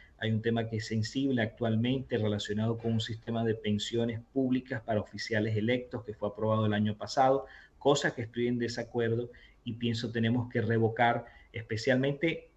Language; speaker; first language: Spanish; native; Spanish